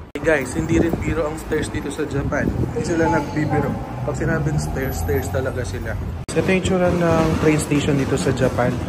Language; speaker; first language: Filipino; native; Filipino